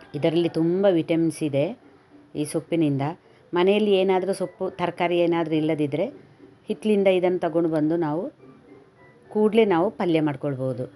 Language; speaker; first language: Kannada; native; Kannada